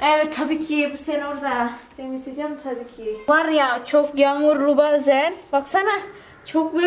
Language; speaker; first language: Turkish; non-native, learner; Indonesian